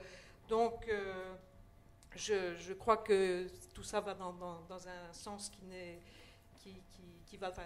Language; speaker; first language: French; native; French